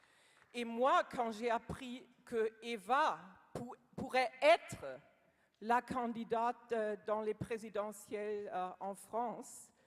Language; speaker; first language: French; non-native, learner; German